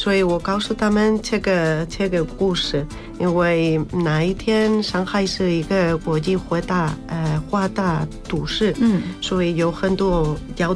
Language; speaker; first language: Chinese; non-native, learner; Spanish